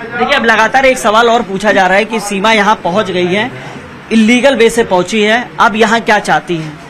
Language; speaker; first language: Hindi; native; Hindi